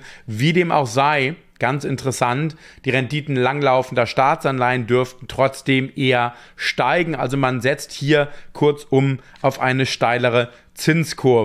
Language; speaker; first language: German; native; German